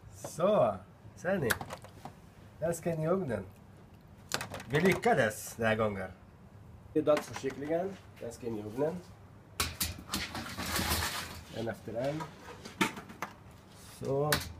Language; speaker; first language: Swedish; non-native, learner; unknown